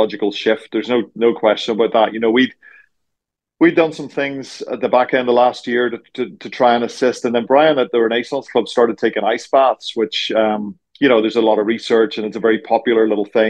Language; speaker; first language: English; native; English